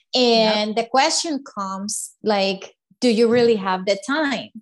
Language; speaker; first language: English; non-native, fluent; Spanish